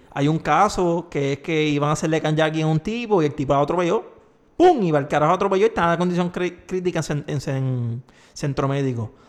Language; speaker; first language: Spanish; native; Spanish